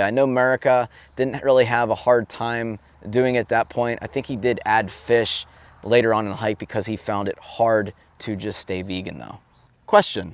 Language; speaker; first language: English; native; English